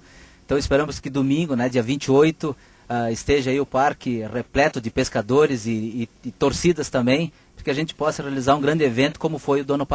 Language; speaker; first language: Portuguese; native; Portuguese